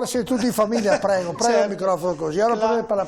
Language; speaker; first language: Italian; native; Italian